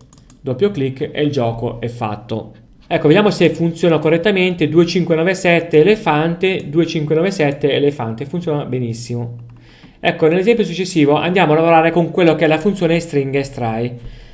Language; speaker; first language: Italian; native; Italian